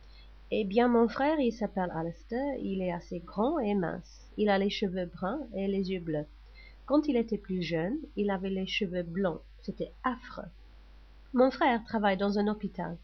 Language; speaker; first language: French; non-native, learner; English